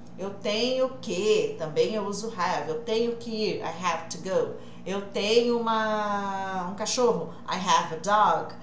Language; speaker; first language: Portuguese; native; Portuguese